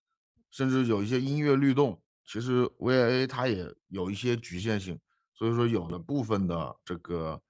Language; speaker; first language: Chinese; native; Chinese